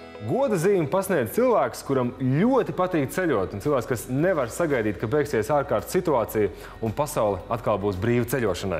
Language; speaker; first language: Latvian; native; Latvian